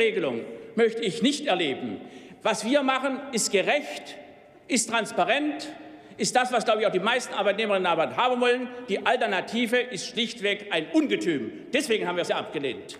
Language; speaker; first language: German; native; German